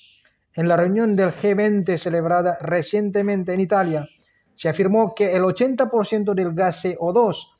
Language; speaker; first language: Spanish; non-native, fluent; Indonesian